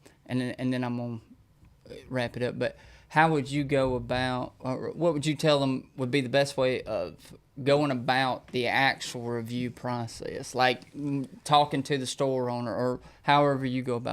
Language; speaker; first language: English; native; English